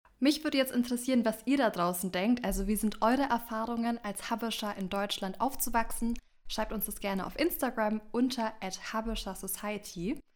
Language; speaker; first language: German; early bilingual, other home language; Amharic